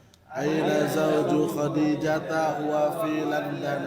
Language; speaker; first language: Arabic; non-native, learner; Indonesian